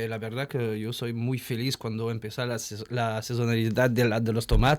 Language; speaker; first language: Spanish; non-native, learner; French